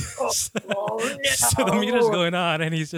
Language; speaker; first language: English; non-native, local second language; Gujarati